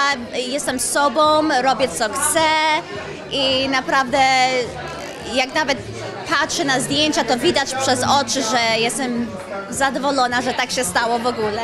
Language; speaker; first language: Polish; early bilingual, heritage; Polish